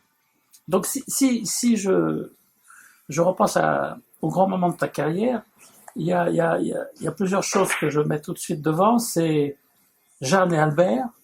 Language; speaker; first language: French; native; French